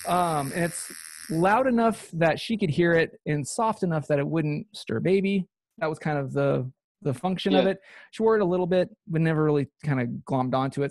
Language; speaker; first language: English; native; English